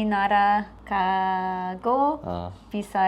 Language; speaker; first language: Korean; non-native, learner; English